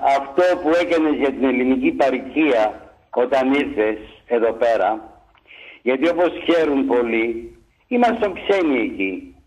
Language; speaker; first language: Greek; early bilingual, heritage; Greek